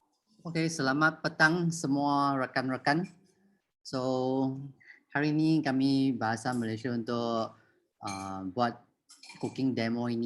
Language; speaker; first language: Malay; non-native, local second language; Chinese